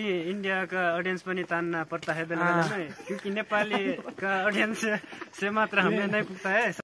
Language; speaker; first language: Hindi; non-native, learner; Nepali